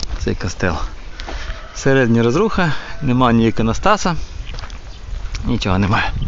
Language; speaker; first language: Ukrainian; native; Ukrainian